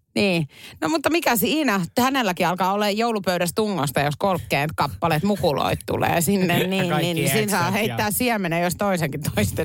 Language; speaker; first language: Finnish; native; Finnish